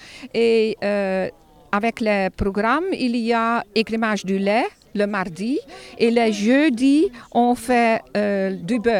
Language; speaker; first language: French; non-native, fluent; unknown